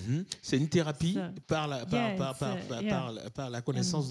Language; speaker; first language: French; native; French